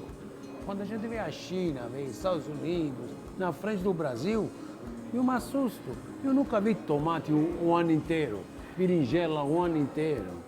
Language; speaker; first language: Portuguese; non-native, fluent; Italian